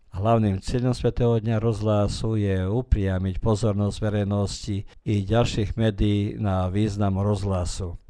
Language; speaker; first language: Slovak; early bilingual, heritage; Slovak